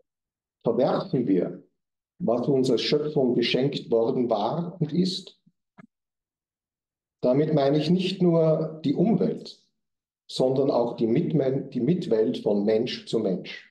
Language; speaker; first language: German; native; German